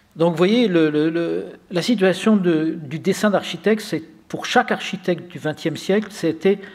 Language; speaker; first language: French; native; French